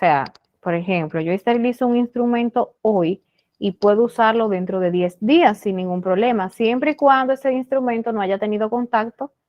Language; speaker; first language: Spanish; native; Spanish